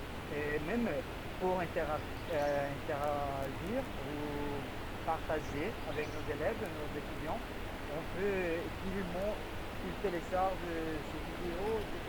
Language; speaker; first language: French; non-native, fluent; Spanish